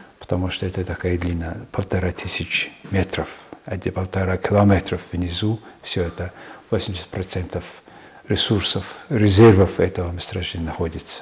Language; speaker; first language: Russian; non-native, fluent; Mongolian